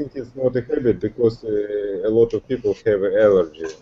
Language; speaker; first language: English; non-native, learner; Russian